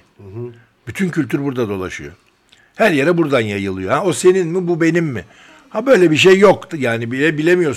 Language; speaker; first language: Turkish; native; Turkish